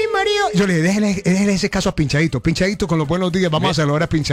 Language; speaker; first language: Spanish; native; Spanish